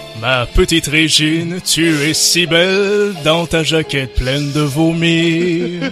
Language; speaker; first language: French; native; French